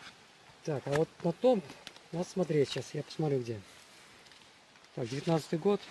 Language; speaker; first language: Russian; native; Russian